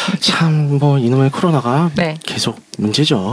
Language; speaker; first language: Korean; native; Korean